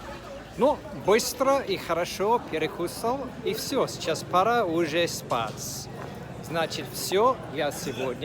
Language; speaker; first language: Russian; non-native, fluent; English